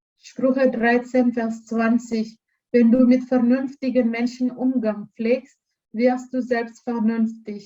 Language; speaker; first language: German; non-native, learner; Indonesian